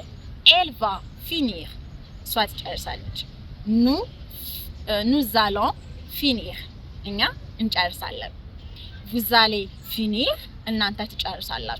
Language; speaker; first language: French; non-native, fluent; Amharic